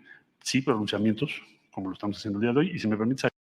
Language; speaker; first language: Spanish; native; Spanish